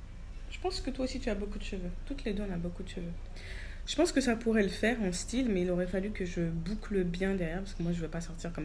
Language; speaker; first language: French; native; French